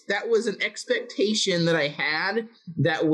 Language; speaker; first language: English; native; English